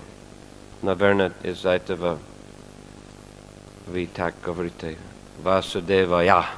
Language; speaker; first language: Russian; non-native, fluent; English